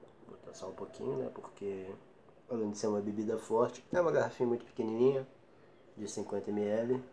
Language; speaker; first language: Portuguese; native; Portuguese